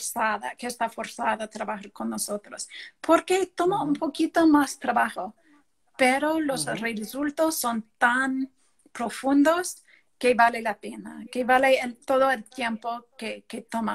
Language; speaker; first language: Spanish; non-native, fluent; English